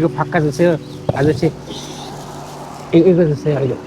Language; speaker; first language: Korean; non-native, learner; Bangla